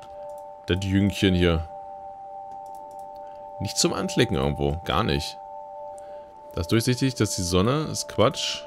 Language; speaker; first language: German; native; German